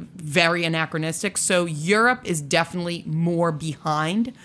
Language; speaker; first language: English; native; English